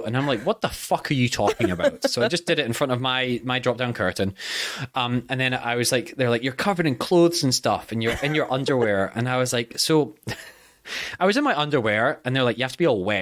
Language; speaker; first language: English; native; English